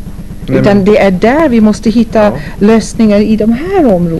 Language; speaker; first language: Swedish; non-native, fluent; English